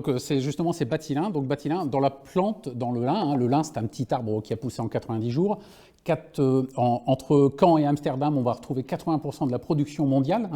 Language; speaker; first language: French; native; French